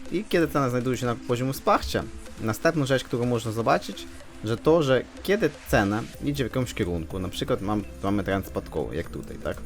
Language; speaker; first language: Polish; non-native, fluent; Ukrainian